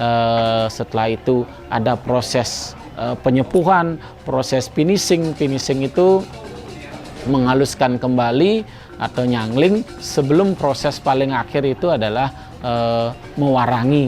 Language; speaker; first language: Indonesian; native; Indonesian